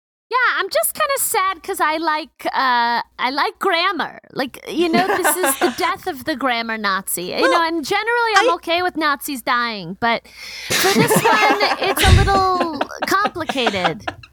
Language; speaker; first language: English; native; English